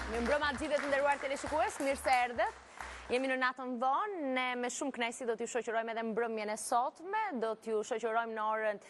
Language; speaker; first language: Albanian; native; Albanian